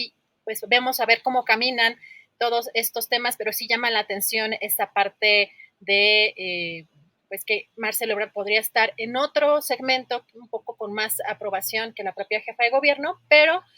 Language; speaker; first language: Spanish; native; Spanish